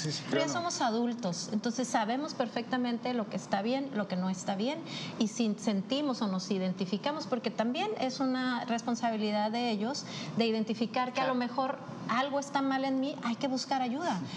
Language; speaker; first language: Spanish; native; Spanish